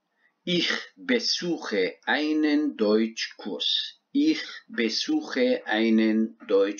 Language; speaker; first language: German; non-native, fluent; Arabic